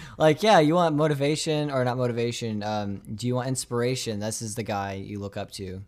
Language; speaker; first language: English; native; English